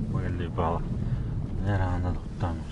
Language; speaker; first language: Russian; non-native, local second language; Yakut